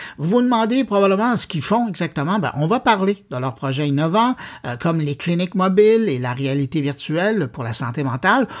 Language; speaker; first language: French; native; French